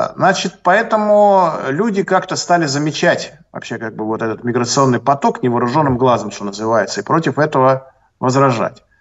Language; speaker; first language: Russian; native; Russian